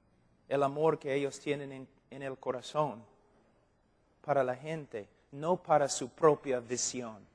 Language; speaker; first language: Spanish; non-native, fluent; English